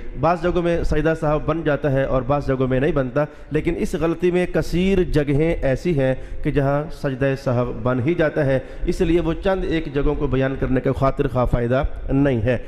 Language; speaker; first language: Urdu; non-native, local second language; Punjabi